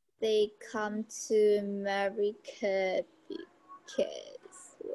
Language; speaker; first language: English; non-native, learner; Vietnamese